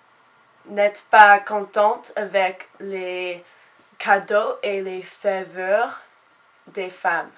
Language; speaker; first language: French; non-native, learner; English